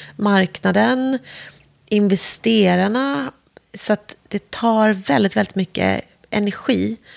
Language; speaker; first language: Swedish; native; Swedish